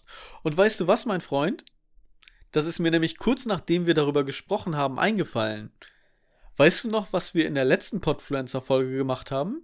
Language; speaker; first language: German; native; German